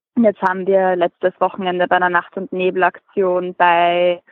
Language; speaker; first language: German; native; German